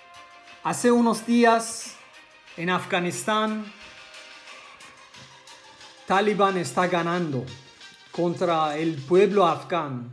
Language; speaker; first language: Spanish; non-native, learner; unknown